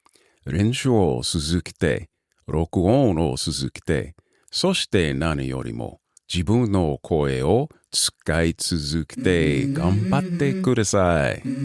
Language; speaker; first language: Japanese; non-native, learner; English